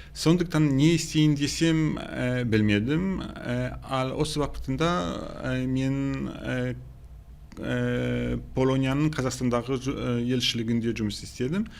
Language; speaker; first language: Kazakh; non-native, fluent; Polish